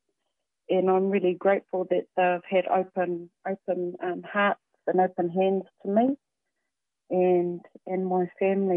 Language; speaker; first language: English; native; English